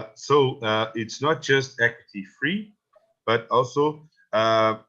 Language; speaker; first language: English; non-native, fluent; Portuguese